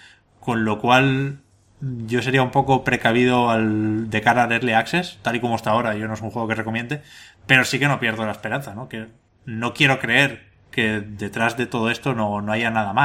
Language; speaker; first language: Spanish; native; Spanish